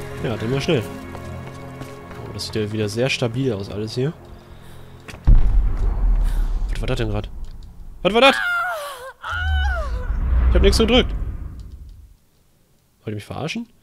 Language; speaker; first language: German; native; German